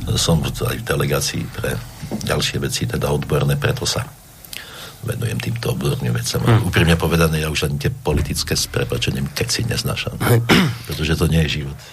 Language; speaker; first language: Slovak; native; Slovak